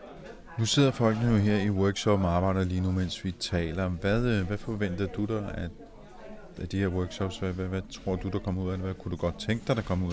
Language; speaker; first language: Danish; native; Danish